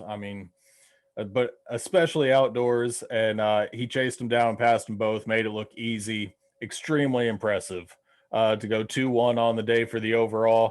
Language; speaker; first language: English; native; English